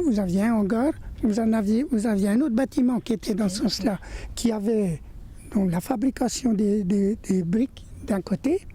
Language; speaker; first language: French; native; French